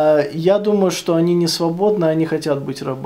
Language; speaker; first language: Russian; native; Russian